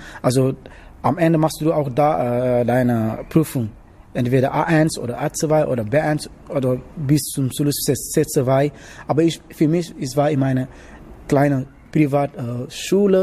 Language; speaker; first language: German; non-native, learner; Wolof